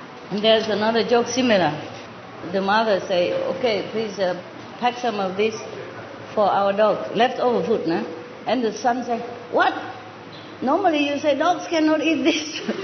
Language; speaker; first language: English; non-native, fluent; Vietnamese